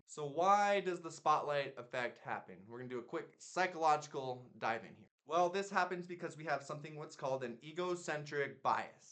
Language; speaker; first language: English; native; English